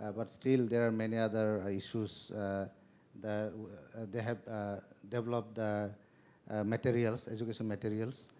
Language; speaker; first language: English; non-native, local second language; Kok Borok